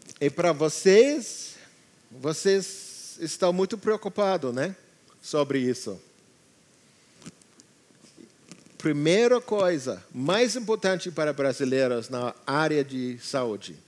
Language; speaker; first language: Portuguese; non-native, learner; English